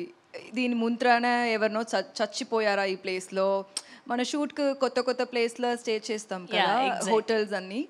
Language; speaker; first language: Telugu; non-native, learner; Tamil